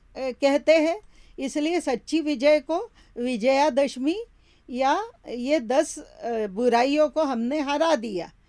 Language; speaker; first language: Hindi; non-native, local second language; Marathi